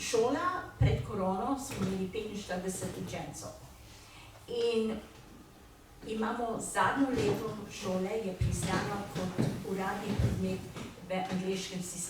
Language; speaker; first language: Slovenian; early bilingual, heritage; Slovenian